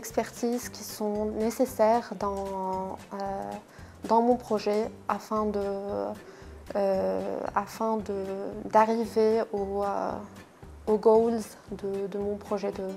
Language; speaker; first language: French; non-native, local second language; Arabic